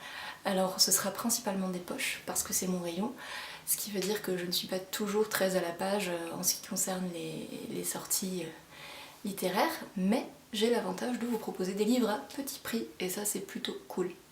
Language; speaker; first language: French; native; French